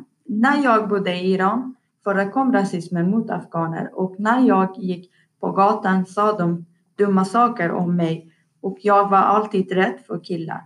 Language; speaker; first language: Swedish; non-native, learner; Persian